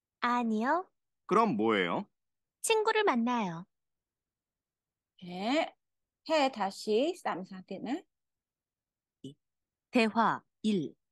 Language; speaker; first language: Korean; non-native, fluent; Khmer